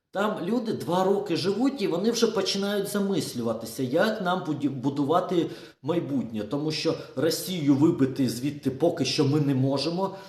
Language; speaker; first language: Ukrainian; non-native, local second language; Russian